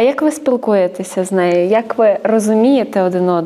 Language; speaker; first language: Ukrainian; native; Ukrainian